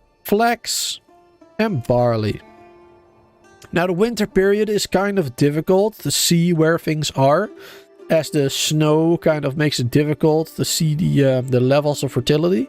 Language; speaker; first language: English; native; English